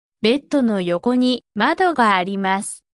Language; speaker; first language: Japanese; non-native, fluent; Korean